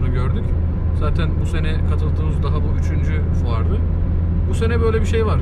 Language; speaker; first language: Turkish; native; Turkish